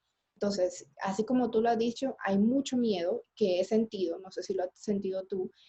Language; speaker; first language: Spanish; native; Spanish